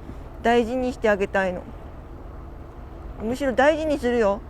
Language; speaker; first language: Japanese; native; Japanese